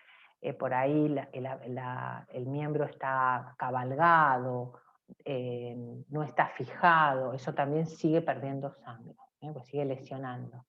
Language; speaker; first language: Spanish; native; Spanish